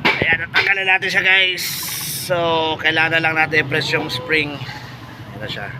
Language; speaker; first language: Filipino; non-native, local second language; Cebuano